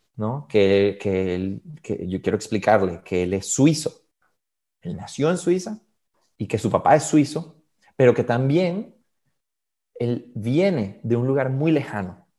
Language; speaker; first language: Spanish; native; Spanish